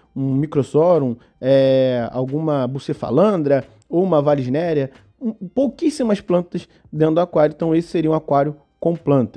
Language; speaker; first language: Portuguese; native; Portuguese